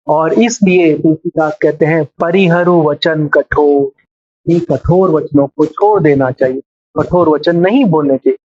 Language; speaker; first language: Hindi; non-native, local second language; Telugu